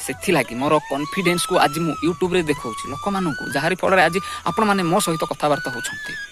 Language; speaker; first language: Odia; non-native, local second language; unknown